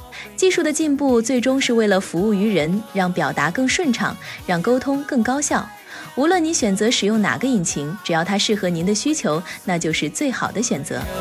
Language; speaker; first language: Chinese; native; Chinese